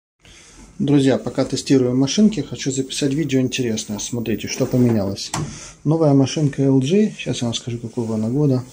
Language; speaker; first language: Russian; native; Russian